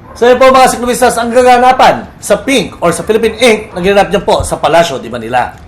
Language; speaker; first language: Filipino; native; Filipino